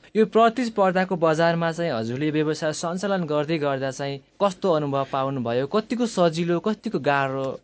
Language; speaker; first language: Nepali; native; Nepali